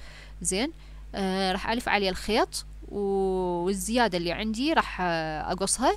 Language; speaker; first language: Arabic; native; Arabic